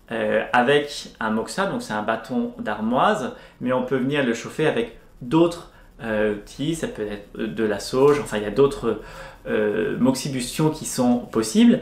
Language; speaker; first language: French; native; French